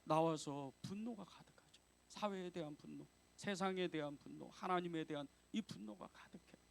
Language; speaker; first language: Korean; native; Korean